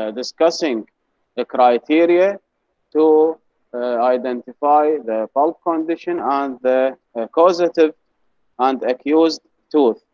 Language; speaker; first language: English; non-native, fluent; Arabic